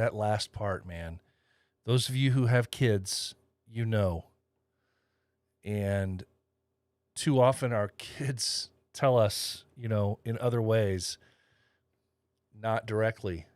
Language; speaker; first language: English; native; English